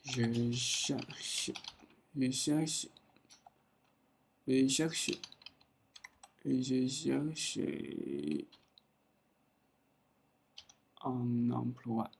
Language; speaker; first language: French; non-native, learner; Chinese